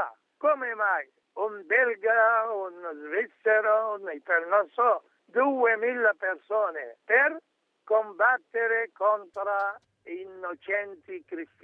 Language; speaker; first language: Italian; non-native, fluent; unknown